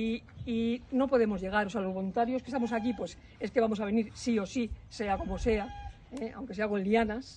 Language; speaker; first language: Spanish; native; Spanish